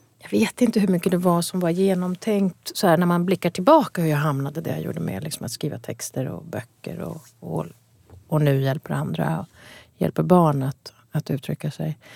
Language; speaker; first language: Swedish; early bilingual, other home language; Kurdish